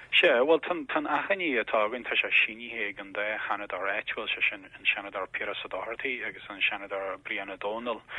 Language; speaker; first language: Irish; native; Irish